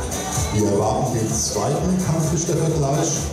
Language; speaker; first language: German; native; German